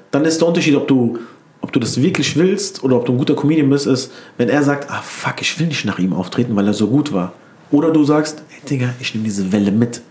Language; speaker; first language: German; early bilingual, other home language; Turkish